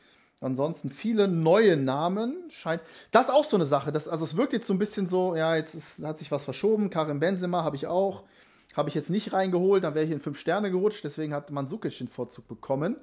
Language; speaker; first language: German; native; German